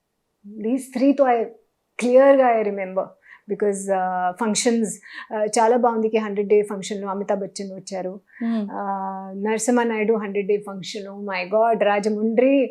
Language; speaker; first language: Telugu; non-native, learner; Hindi